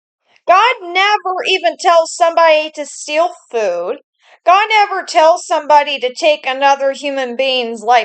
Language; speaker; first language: English; native; English